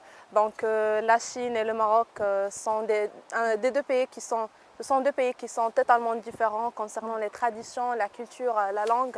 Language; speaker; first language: French; non-native, local second language; Arabic